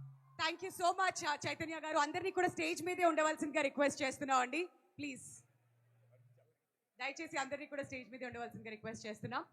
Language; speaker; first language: Telugu; native; Telugu